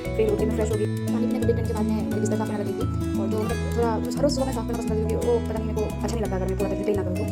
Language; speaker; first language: Hindi; non-native, local second language; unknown